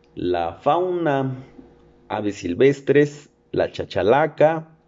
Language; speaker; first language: Spanish; native; Spanish